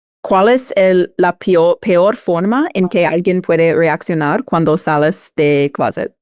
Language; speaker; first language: Spanish; non-native, fluent; English